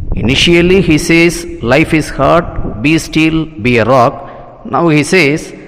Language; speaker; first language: English; non-native, local second language; Tamil